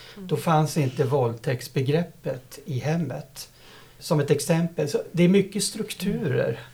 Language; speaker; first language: Swedish; native; Swedish